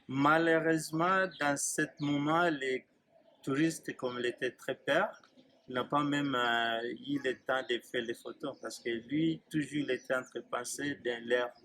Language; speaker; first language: French; non-native, learner; Swahili